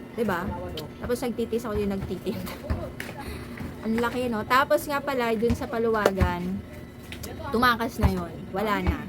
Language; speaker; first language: Filipino; non-native, local second language; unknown